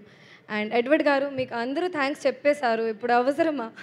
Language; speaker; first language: Telugu; non-native, local second language; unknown